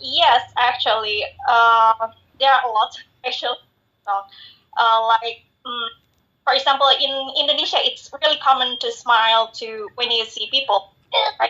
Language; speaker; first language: English; non-native, fluent; Indonesian